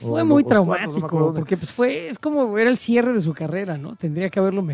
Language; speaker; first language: Spanish; native; Spanish